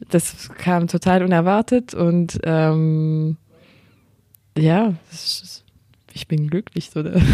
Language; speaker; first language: German; non-native, fluent; French